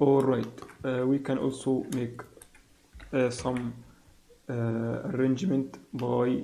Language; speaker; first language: English; non-native, fluent; Arabic